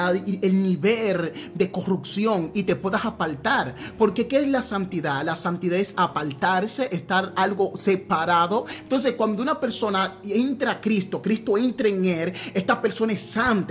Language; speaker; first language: Spanish; native; Spanish